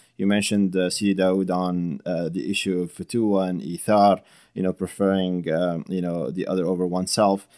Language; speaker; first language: English; non-native, fluent; Arabic